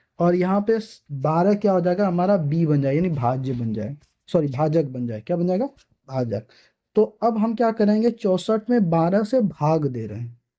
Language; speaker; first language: Hindi; native; Hindi